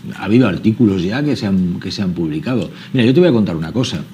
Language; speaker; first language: Spanish; native; Spanish